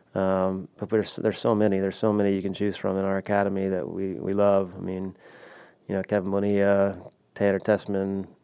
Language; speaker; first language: English; native; English